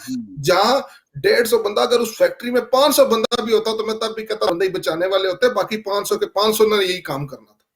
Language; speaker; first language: Urdu; non-native, local second language; Punjabi